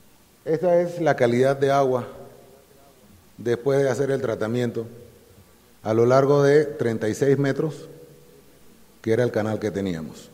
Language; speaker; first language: Spanish; native; Spanish